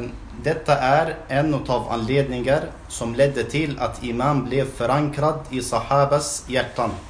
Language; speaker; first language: Swedish; non-native, fluent; Arabic